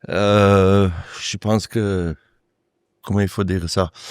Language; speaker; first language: French; non-native, learner; Afrikaans